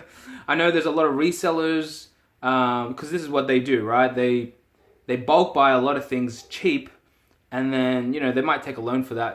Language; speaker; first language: English; native; English